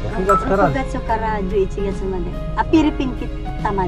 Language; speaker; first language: Japanese; non-native, learner; Filipino